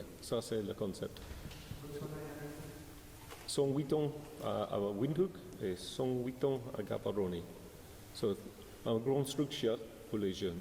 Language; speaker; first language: French; non-native, learner; English